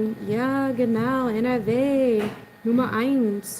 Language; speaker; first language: German; non-native, learner; English